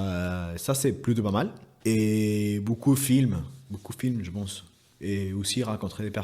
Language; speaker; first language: French; non-native, fluent; Spanish